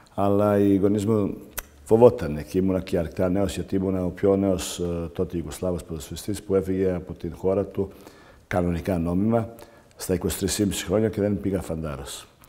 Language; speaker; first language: Greek; non-native, fluent; Serbian